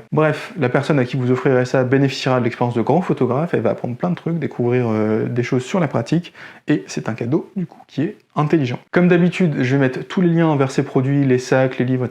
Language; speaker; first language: French; native; French